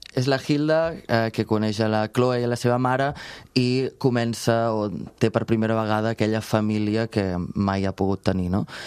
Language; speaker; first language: Catalan; native; Catalan